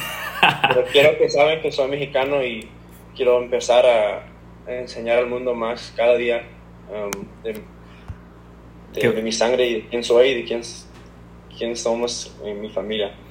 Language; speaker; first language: Spanish; early bilingual, heritage; Spanish